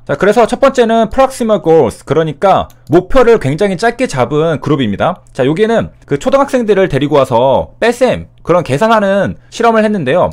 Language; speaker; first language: Korean; native; Korean